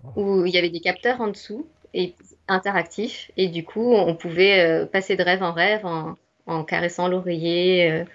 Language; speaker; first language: French; native; French